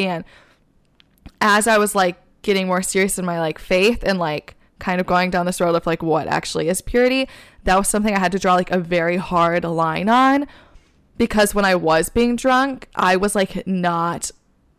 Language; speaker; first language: English; native; English